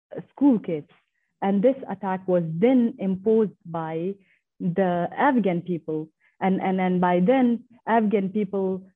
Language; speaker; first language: English; non-native, fluent; Persian